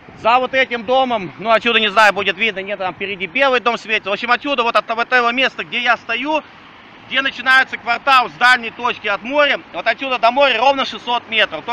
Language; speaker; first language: Russian; native; Russian